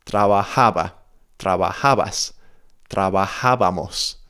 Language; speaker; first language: Spanish; non-native, fluent; English